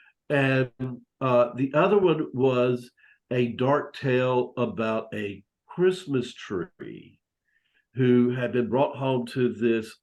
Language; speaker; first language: English; native; English